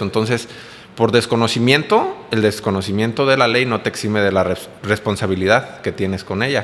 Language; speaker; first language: Spanish; native; Spanish